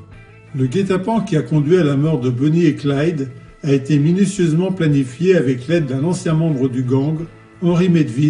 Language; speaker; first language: French; native; French